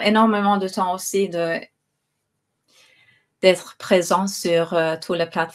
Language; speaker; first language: French; non-native, fluent; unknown